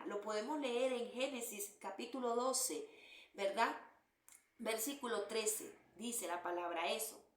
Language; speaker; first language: Spanish; native; Spanish